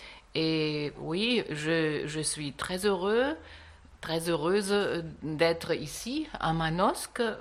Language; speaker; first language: French; non-native, learner; German